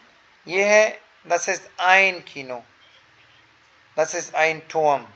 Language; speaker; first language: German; non-native, fluent; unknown